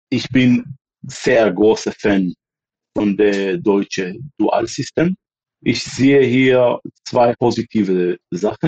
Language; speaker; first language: German; non-native, fluent; Hebrew